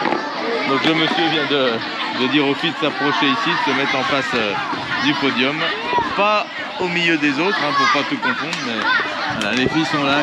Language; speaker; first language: French; native; French